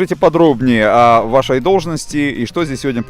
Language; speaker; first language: Russian; native; Russian